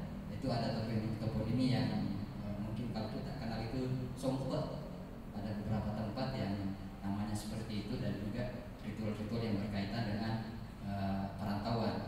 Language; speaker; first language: Indonesian; native; Indonesian